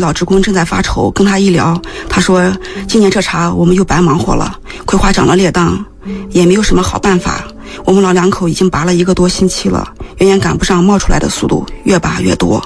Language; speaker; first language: Chinese; native; Chinese